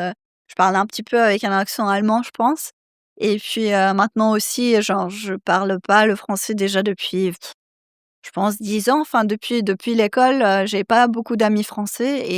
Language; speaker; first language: French; non-native, fluent; Serbian